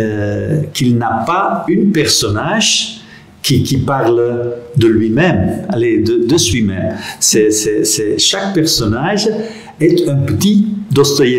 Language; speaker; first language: French; non-native, local second language; Dutch